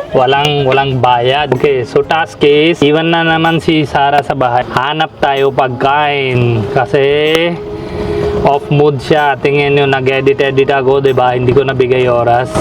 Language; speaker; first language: Filipino; non-native, learner; Hindi